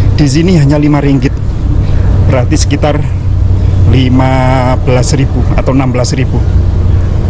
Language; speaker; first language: Indonesian; native; Indonesian